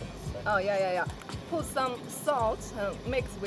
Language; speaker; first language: English; non-native, fluent; Chinese